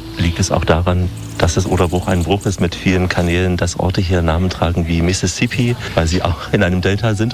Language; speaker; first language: German; native; German